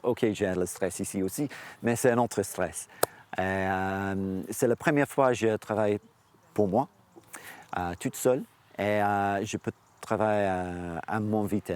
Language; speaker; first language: French; non-native, learner; English